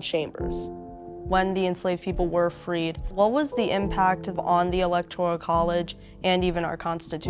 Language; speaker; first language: English; native; English